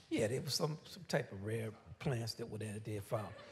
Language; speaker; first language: English; native; English